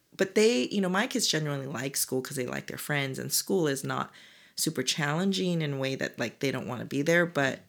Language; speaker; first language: English; early bilingual, other home language; Korean